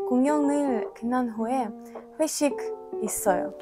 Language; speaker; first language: Korean; non-native, learner; Ukrainian